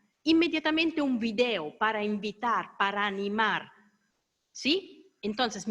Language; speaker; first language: Spanish; non-native, fluent; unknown